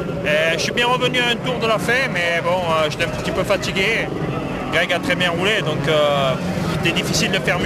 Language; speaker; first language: French; native; French